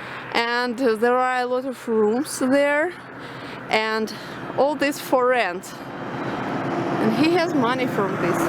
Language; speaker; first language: English; non-native, local second language; Russian